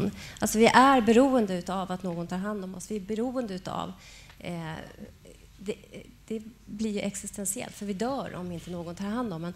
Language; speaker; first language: Swedish; native; Swedish